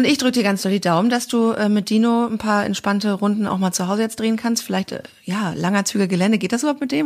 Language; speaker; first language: German; native; German